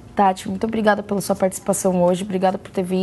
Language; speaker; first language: Portuguese; native; Portuguese